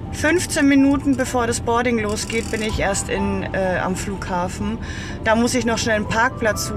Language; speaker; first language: German; native; German